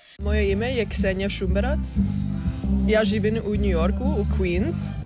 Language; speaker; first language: Croatian; early bilingual, heritage; English